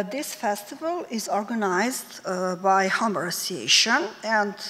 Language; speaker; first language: English; non-native, fluent; Serbian